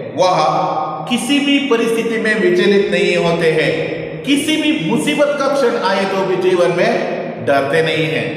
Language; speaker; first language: Hindi; non-native, local second language; Kannada